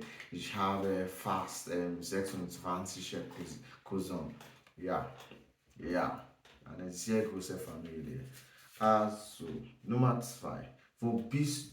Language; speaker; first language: German; non-native, learner; English